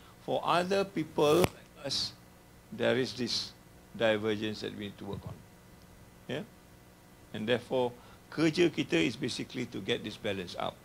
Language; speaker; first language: English; non-native, local second language; Malay